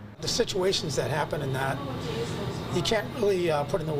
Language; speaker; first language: English; native; English